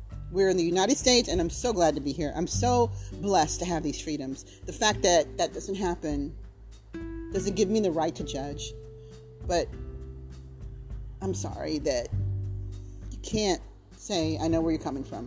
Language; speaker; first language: English; early bilingual, other home language; Spanish